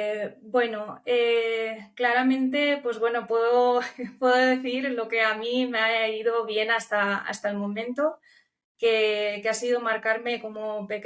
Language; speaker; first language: Spanish; early bilingual, other home language; Romanian